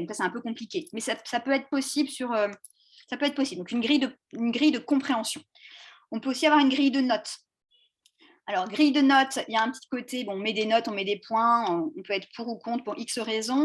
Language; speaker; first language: French; native; French